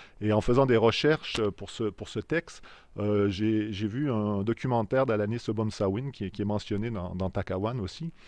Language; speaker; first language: French; native; French